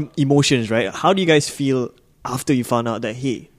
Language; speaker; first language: English; non-native, local second language; Malay